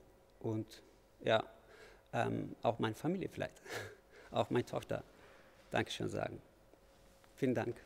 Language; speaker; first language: German; non-native, fluent; Turkish